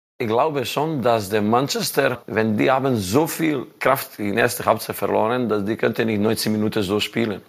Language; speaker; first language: German; non-native, learner; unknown